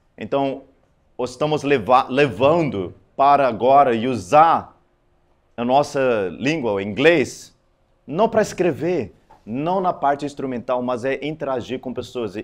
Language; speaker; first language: Portuguese; non-native, fluent; Afrikaans